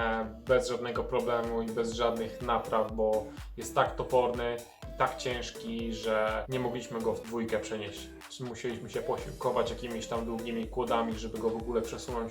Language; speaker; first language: Polish; native; Polish